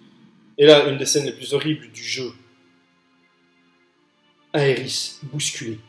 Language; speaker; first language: French; native; French